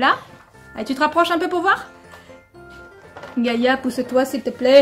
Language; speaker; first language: French; native; French